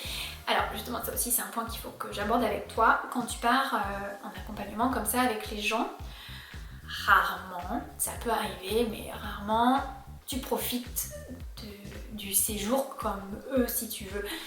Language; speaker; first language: French; native; French